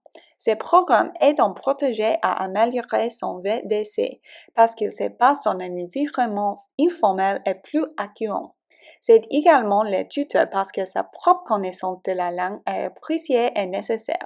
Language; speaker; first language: French; non-native, learner; English